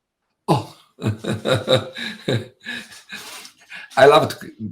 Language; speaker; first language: English; non-native, fluent; Italian